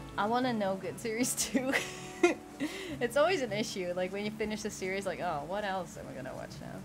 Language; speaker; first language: English; non-native, fluent; Dutch